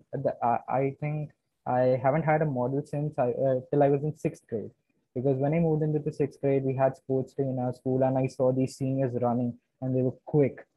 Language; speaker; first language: English; non-native, local second language; Hindi